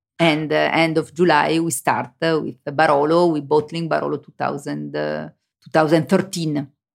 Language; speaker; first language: English; non-native, learner; Italian